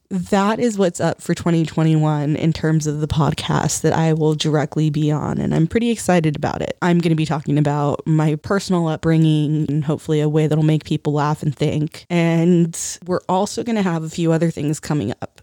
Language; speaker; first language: English; early bilingual, other home language; Spanish